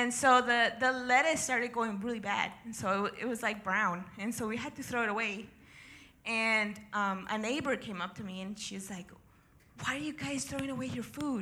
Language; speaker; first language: English; native; English